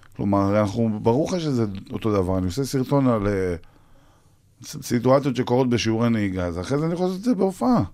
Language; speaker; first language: Hebrew; native; Hebrew